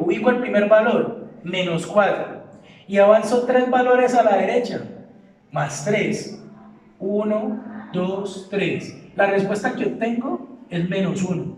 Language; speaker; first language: Spanish; native; Spanish